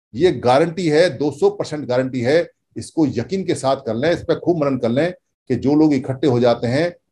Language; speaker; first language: Hindi; native; Hindi